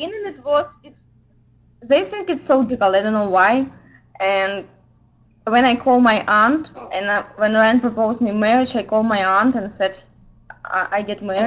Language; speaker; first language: English; non-native, learner; Ukrainian